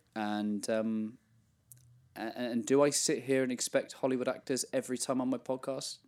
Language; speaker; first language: English; native; English